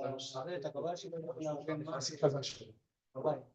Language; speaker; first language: Hebrew; non-native, learner; Spanish